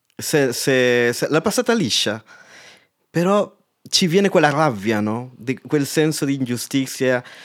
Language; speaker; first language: Italian; native; Italian